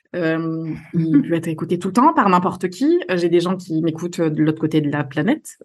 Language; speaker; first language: French; native; French